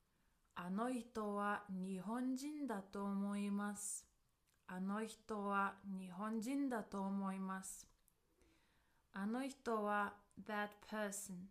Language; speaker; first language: Japanese; non-native, fluent; English